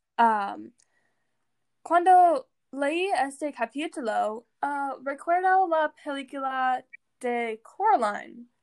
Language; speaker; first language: Spanish; non-native, learner; English